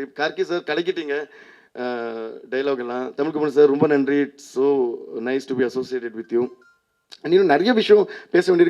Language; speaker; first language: Tamil; non-native, local second language; Telugu